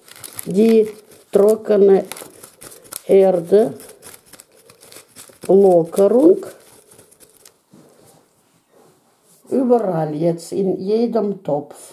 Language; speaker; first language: German; non-native, fluent; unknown